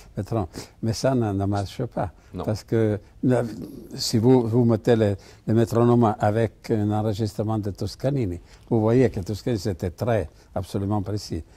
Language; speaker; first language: French; non-native, fluent; Italian